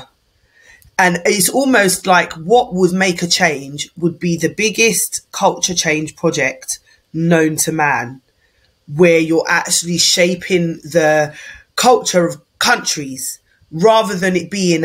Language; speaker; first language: English; native; English